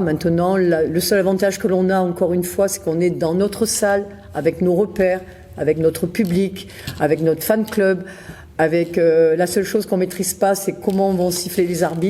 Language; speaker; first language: French; native; French